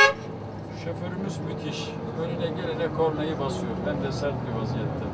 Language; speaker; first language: Turkish; native; Turkish